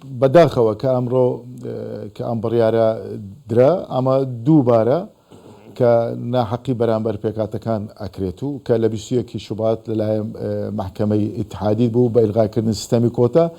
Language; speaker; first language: Central Kurdish; non-native, local second language; Azerbaijani